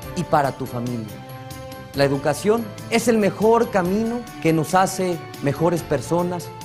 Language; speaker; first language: Spanish; native; Spanish